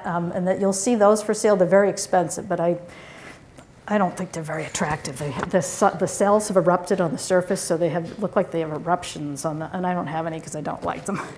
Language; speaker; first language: English; native; English